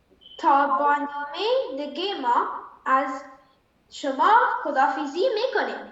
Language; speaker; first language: Persian; early bilingual, heritage; Persian